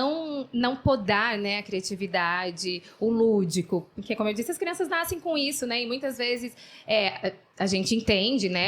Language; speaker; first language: Portuguese; native; Portuguese